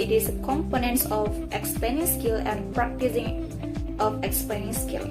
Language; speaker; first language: English; non-native, learner; Indonesian